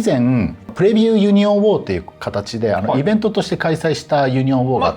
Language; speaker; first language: Japanese; native; Japanese